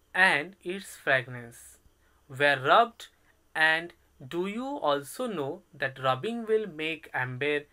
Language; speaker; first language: English; non-native, local second language; Bangla